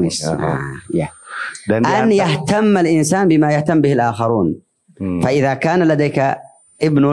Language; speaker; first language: Arabic; native; Arabic